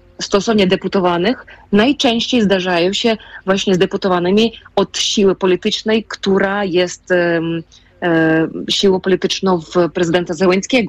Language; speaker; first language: Polish; non-native, fluent; Ukrainian